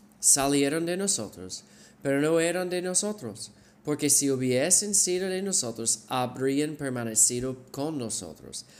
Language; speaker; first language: Spanish; non-native, fluent; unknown